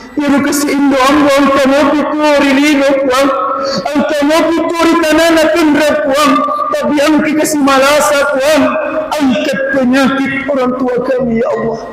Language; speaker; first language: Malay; non-native, local second language; Buginese